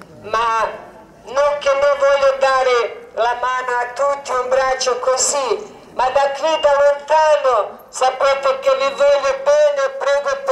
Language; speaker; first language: Italian; non-native, learner; Croatian